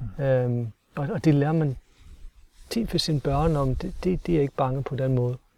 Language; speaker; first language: Danish; non-native, fluent; English